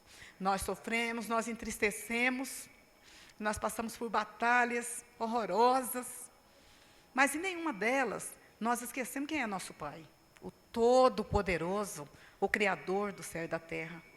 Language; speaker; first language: Portuguese; native; Portuguese